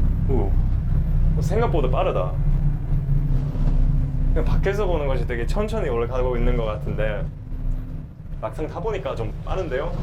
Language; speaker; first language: Korean; non-native, fluent; English